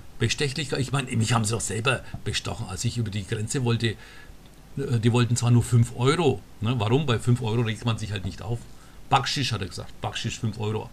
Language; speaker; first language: German; early bilingual, other home language; Turkish